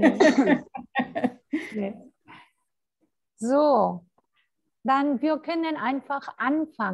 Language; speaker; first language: German; non-native, fluent; Korean